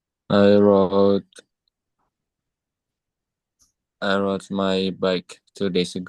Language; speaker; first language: English; non-native, learner; Indonesian